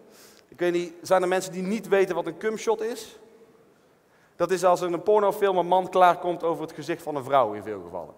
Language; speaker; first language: Dutch; native; Dutch